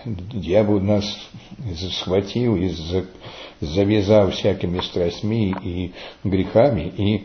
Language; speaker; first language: Russian; early bilingual, heritage; Russian